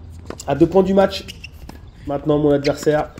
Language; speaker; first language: French; native; French